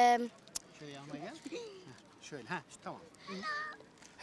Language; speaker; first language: Turkish; native; Turkish